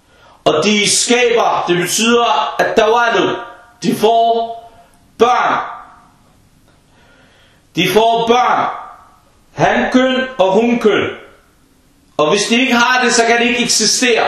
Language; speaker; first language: Danish; non-native, fluent; Arabic